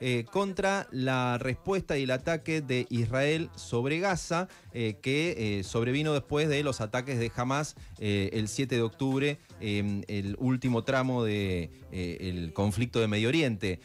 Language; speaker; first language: Spanish; native; Spanish